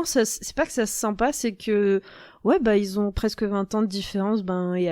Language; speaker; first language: French; native; French